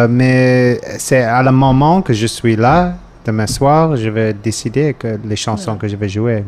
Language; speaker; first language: French; non-native, learner; English